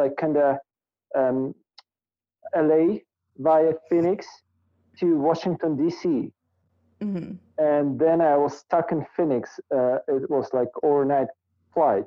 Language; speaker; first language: English; non-native, fluent; Russian